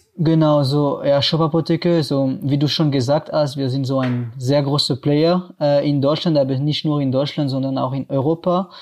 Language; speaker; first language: German; non-native, fluent; French